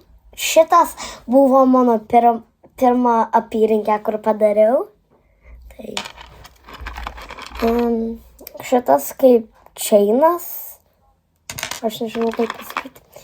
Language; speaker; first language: Lithuanian; early bilingual, heritage; Lithuanian